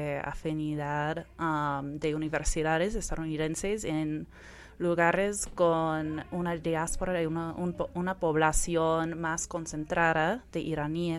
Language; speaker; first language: Spanish; non-native, fluent; English